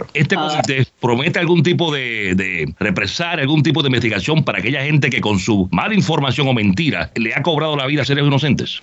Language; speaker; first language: Spanish; native; Spanish